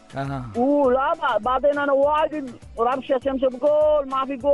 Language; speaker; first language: Arabic; non-native, learner; Bangla